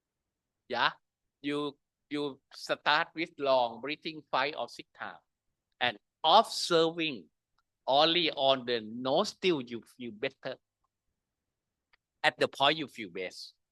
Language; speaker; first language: English; non-native, learner; Thai